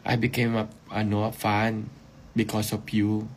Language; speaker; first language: English; non-native, local second language; Filipino